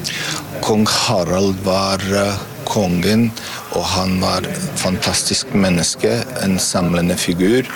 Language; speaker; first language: Norwegian; non-native, fluent; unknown